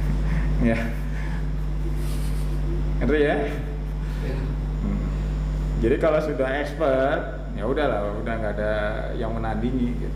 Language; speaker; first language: Indonesian; native; Indonesian